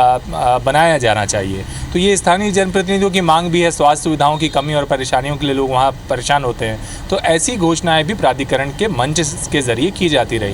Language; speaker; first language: Hindi; native; Hindi